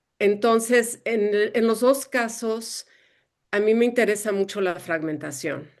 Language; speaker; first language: Spanish; early bilingual, other home language; English